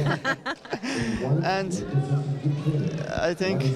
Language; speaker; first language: English; non-native, learner; Turkish